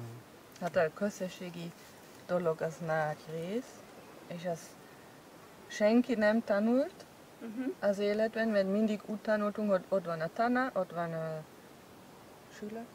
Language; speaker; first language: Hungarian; non-native, learner; German